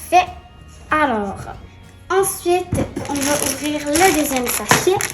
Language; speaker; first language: French; native; French